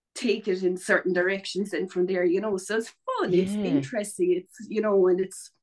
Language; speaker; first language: English; native; English